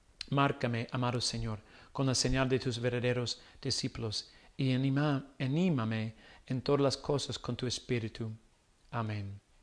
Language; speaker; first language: Spanish; non-native, fluent; English